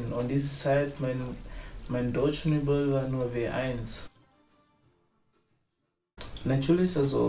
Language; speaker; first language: German; non-native, learner; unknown